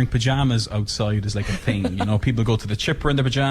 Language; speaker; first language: English; native; English